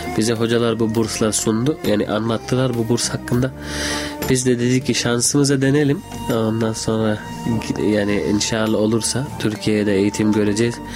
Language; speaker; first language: Turkish; non-native, fluent; Urdu